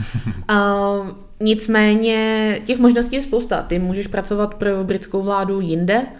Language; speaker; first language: Czech; native; Czech